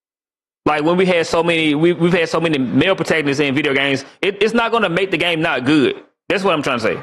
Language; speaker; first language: English; native; English